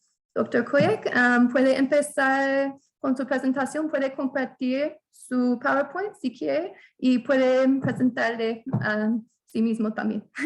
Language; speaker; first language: Spanish; non-native, fluent; English